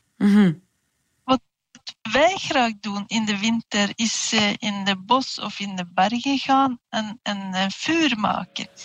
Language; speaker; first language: Dutch; non-native, fluent; Norwegian